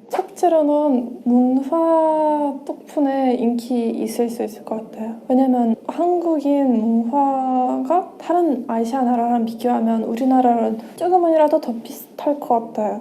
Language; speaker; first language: Korean; non-native, fluent; Russian